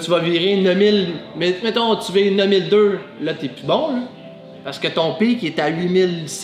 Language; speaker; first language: French; native; French